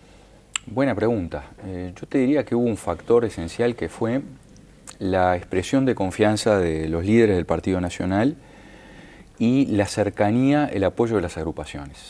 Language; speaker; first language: Spanish; native; Spanish